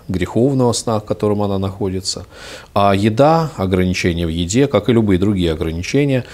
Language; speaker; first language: Russian; native; Russian